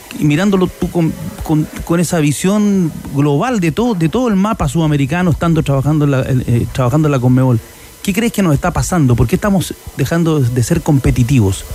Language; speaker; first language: Spanish; native; Spanish